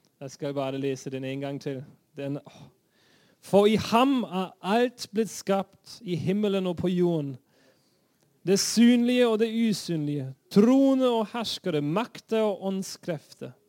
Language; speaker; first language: Norwegian; non-native, fluent; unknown